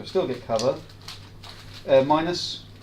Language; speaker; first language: English; native; English